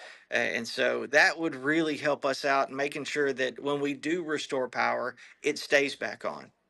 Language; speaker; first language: English; native; English